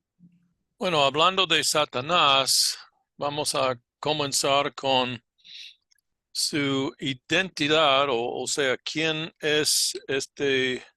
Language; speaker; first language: Spanish; non-native, fluent; English